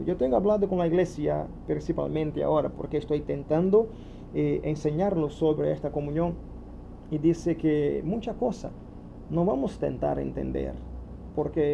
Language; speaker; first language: Spanish; non-native, learner; Portuguese